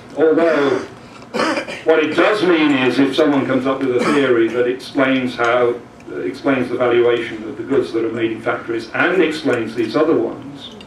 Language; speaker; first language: English; native; English